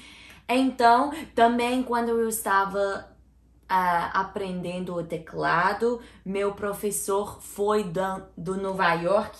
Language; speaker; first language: Portuguese; non-native, learner; English